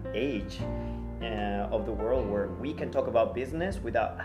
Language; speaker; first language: English; non-native, fluent; Spanish